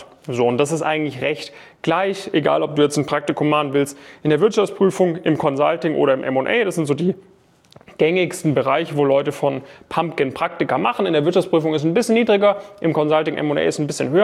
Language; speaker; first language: German; native; German